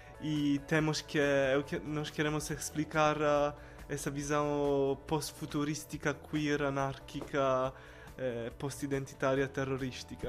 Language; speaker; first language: Portuguese; non-native, learner; Italian